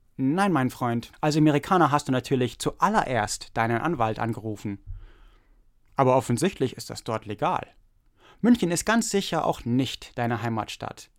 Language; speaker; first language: German; early bilingual, other home language; English